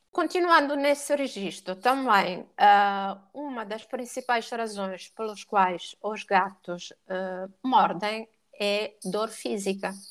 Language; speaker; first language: Portuguese; non-native, fluent; Italian